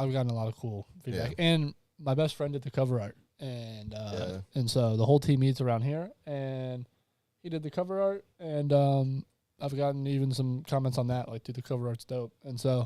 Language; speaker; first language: English; native; English